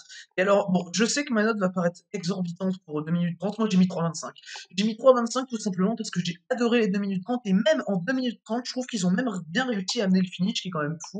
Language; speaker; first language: French; native; French